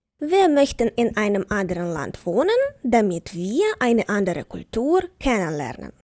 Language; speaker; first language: German; non-native, fluent; Ukrainian